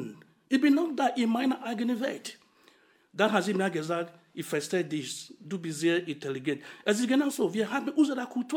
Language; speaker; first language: German; non-native, fluent; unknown